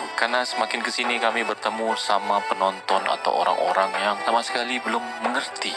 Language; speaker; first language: Malay; native; Malay